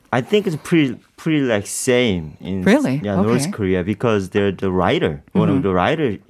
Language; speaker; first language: English; non-native, learner; Korean